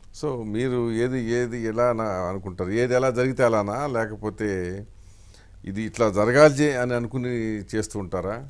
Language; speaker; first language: Telugu; native; Telugu